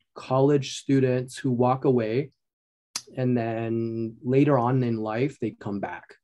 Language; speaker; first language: English; early bilingual, other home language; Chinese